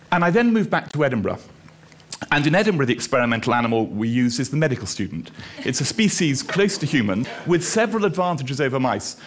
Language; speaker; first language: English; native; English